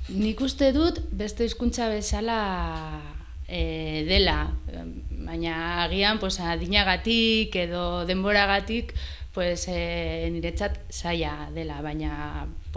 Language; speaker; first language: Basque; non-native, local second language; Spanish